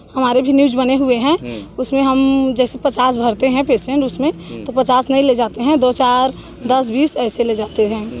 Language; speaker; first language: Hindi; native; Hindi